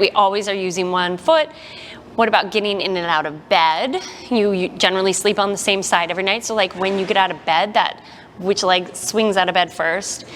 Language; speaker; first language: English; native; English